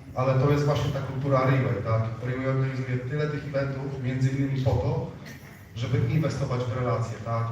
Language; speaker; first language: Polish; native; Polish